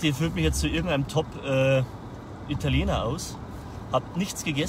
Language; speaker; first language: German; native; German